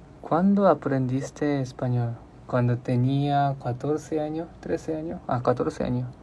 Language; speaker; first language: Spanish; non-native, learner; Korean